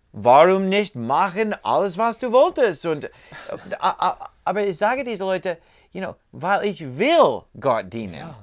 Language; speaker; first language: German; non-native, learner; English